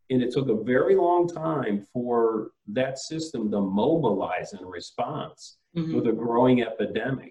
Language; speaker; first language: English; native; English